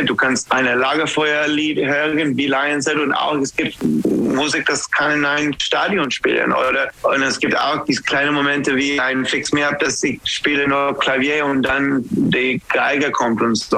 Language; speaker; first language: German; non-native, learner; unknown